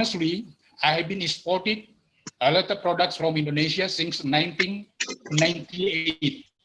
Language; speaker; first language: English; non-native, learner; Indonesian